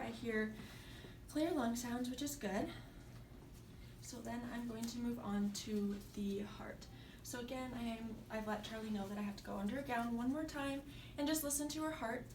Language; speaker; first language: English; native; English